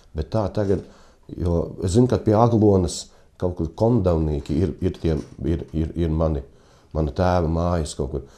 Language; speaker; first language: Latvian; native; Latvian